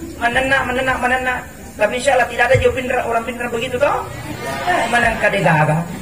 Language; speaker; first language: Indonesian; non-native, local second language; Buginese